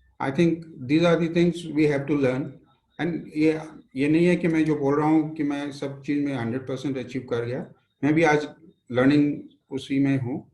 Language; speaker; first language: Hindi; non-native, local second language; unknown